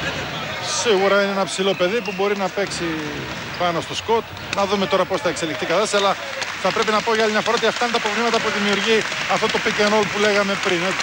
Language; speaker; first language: Greek; native; Greek